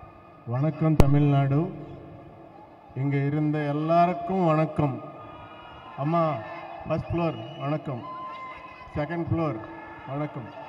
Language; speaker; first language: Tamil; non-native, learner; Telugu